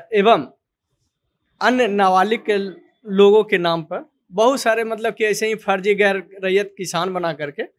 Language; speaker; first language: Hindi; native; Hindi